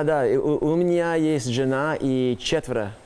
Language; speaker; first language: Russian; non-native, learner; English